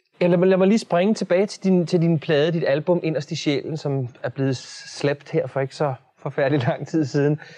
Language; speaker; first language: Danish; native; Danish